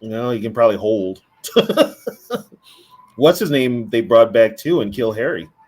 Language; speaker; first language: English; native; English